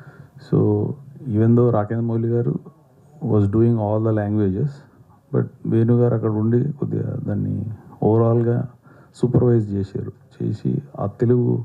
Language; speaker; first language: Telugu; native; Telugu